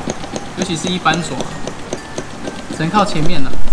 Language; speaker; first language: Chinese; native; Chinese